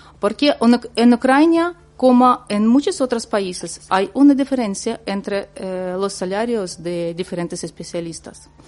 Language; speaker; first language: Spanish; non-native, learner; Ukrainian